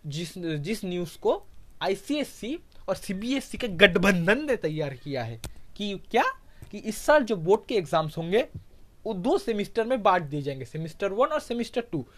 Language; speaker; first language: Hindi; non-native, local second language; Bangla